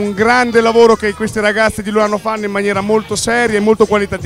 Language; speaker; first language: Italian; native; Italian